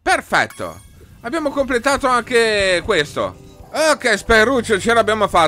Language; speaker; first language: Italian; native; Italian